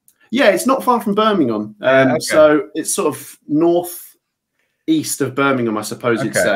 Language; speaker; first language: English; native; English